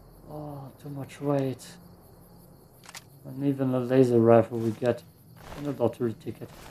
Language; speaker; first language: English; non-native, fluent; German